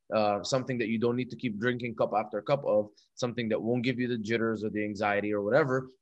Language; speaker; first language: English; non-native, fluent; Arabic